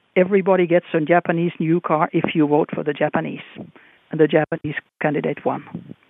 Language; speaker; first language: English; non-native, fluent; Finnish